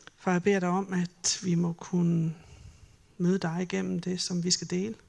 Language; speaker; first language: Danish; native; Danish